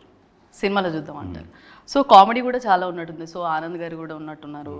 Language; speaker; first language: Telugu; native; Telugu